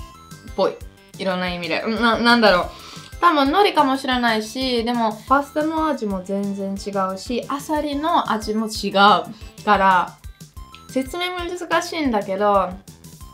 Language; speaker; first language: Japanese; non-native, fluent; Italian